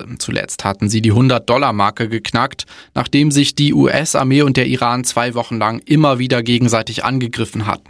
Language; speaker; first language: German; native; German